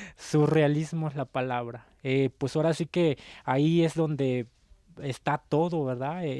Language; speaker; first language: Spanish; non-native, local second language; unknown